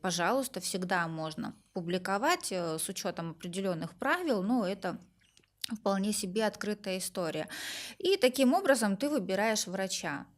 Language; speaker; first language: Russian; native; Russian